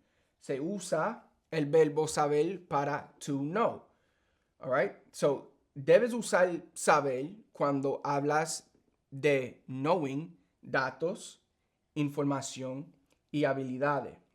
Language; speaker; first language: Spanish; early bilingual, heritage; English